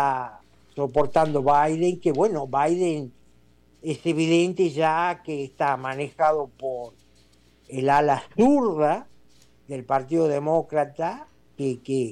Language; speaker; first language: Spanish; native; Spanish